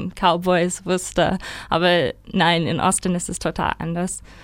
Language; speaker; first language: German; non-native, learner; English